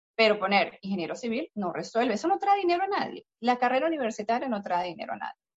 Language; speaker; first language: Spanish; native; Spanish